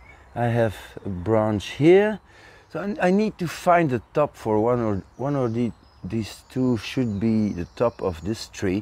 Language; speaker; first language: English; non-native, fluent; Dutch